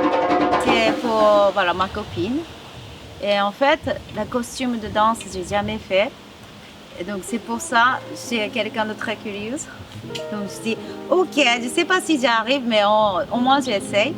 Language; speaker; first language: French; non-native, fluent; Japanese